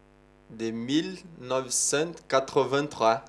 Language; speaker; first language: French; non-native, learner; Portuguese